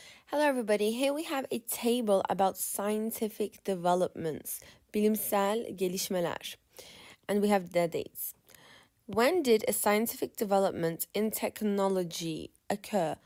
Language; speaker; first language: English; non-native, fluent; Turkish